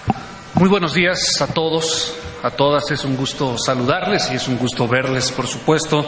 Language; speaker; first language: Spanish; native; Spanish